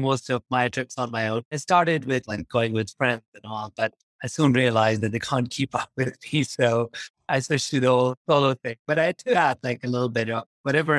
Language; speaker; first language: English; non-native, local second language; Urdu